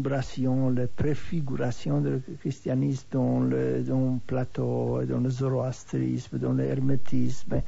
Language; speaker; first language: French; non-native, fluent; Hebrew